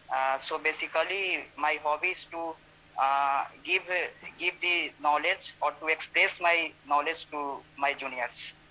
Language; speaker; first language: English; non-native, learner; Hindi